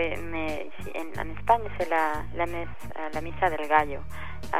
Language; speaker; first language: French; non-native, learner; Spanish